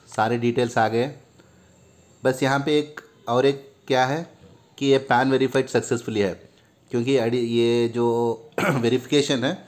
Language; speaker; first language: Hindi; non-native, local second language; Urdu